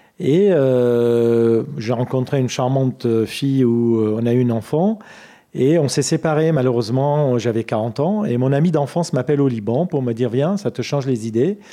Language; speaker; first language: French; non-native, fluent; Armenian